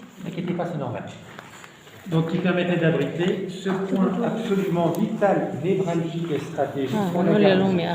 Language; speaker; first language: French; native; French